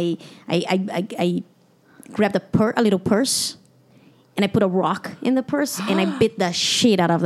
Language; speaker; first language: English; non-native, fluent; Portuguese